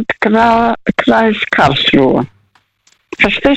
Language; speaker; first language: German; non-native, fluent; Russian